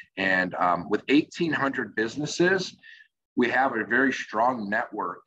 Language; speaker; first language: English; native; English